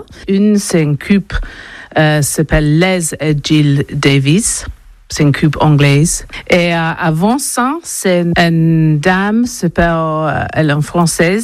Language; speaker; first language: French; non-native, learner; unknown